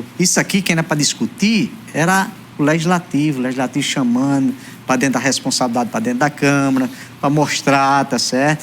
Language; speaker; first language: Portuguese; native; Portuguese